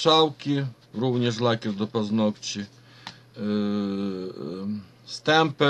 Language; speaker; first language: Polish; non-native, fluent; Ukrainian